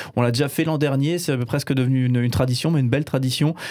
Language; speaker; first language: French; non-native, fluent; English